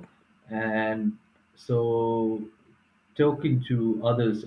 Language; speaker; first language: English; native; English